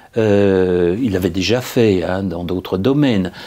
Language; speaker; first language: French; native; French